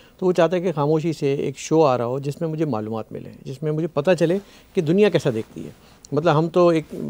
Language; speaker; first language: Urdu; native; Urdu